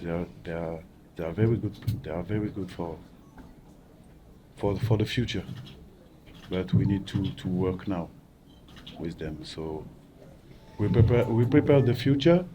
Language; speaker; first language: English; non-native, learner; French